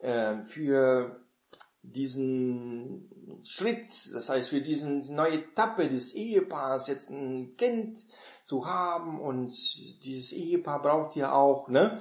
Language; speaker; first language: German; non-native, fluent; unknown